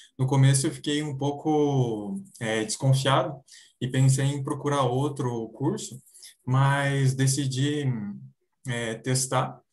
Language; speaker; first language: Portuguese; native; Portuguese